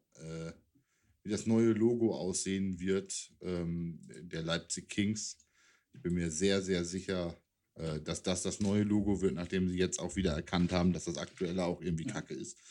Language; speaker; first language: German; native; German